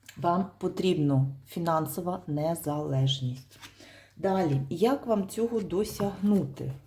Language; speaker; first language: Ukrainian; non-native, local second language; Russian